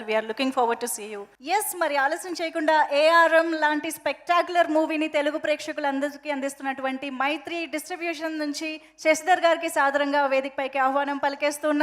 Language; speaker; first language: Telugu; native; Telugu